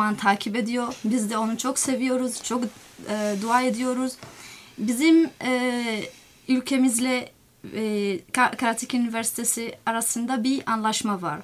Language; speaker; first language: Turkish; non-native, fluent; Somali